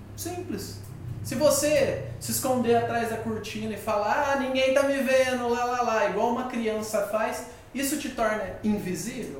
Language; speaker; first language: Portuguese; native; Portuguese